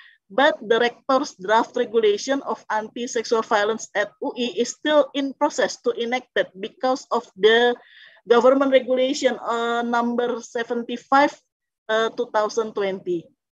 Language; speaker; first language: English; non-native, fluent; Indonesian